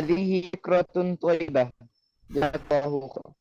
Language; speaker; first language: Arabic; non-native, learner; Urdu